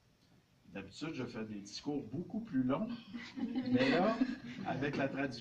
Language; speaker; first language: French; native; French